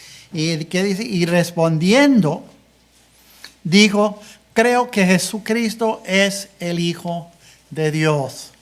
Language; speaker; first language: Spanish; non-native, fluent; English